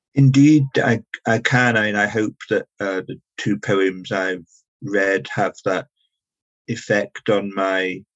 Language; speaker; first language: English; native; English